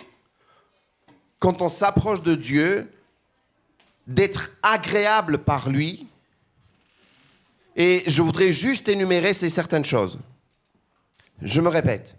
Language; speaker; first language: French; native; French